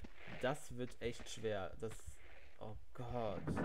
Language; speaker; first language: German; native; German